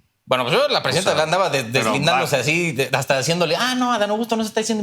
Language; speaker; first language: Spanish; native; Spanish